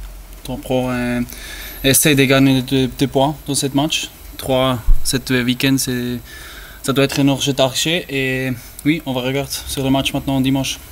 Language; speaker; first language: French; non-native, learner; German